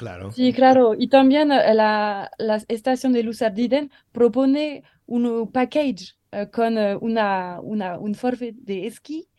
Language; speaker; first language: Spanish; non-native, learner; French